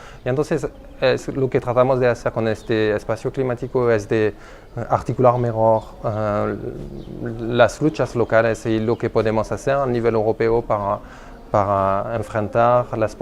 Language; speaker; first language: Spanish; non-native, fluent; French